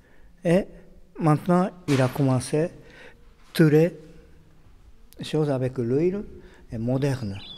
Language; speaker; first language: French; non-native, fluent; Japanese